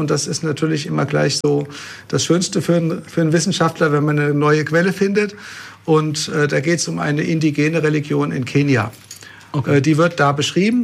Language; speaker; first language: German; native; German